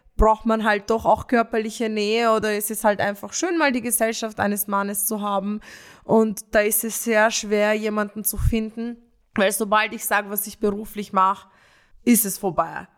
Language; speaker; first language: German; early bilingual, other home language; Romanian